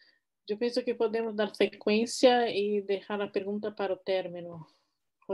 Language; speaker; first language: Spanish; non-native, fluent; Portuguese